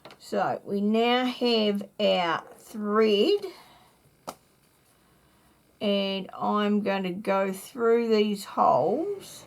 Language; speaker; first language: English; native; English